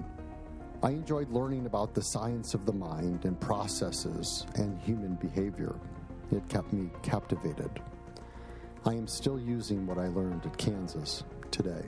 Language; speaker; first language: English; native; English